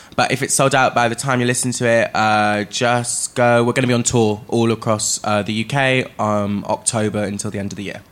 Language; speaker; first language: English; early bilingual, other home language; Filipino